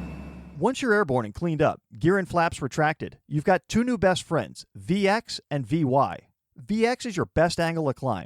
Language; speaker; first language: English; native; English